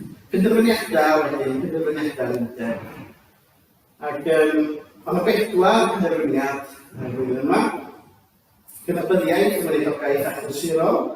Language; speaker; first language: Welsh; native; Welsh